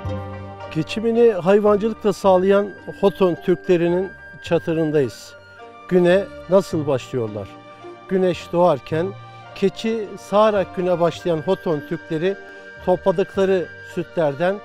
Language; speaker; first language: Turkish; native; Turkish